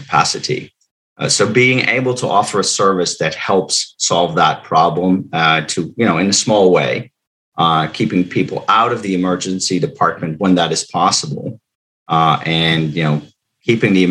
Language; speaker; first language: English; non-native, fluent; Dutch